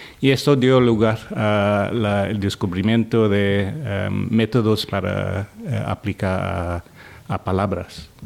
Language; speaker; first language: Spanish; non-native, fluent; English